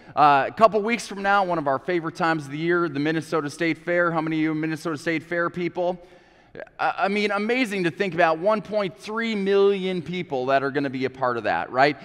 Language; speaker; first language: English; native; English